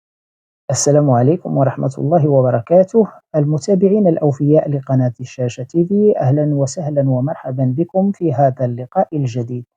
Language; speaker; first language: Arabic; native; Arabic